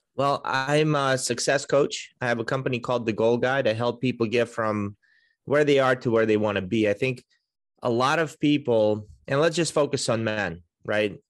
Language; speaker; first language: English; early bilingual, other home language; Russian